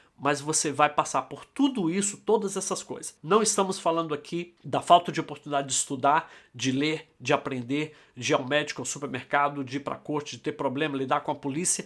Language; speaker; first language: Portuguese; native; Portuguese